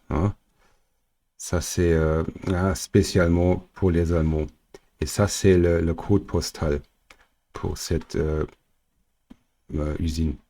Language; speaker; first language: French; non-native, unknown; German